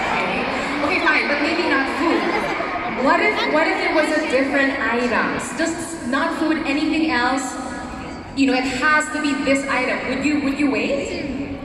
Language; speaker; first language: English; non-native, local second language; Filipino